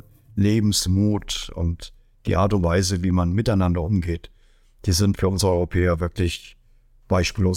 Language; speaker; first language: German; native; German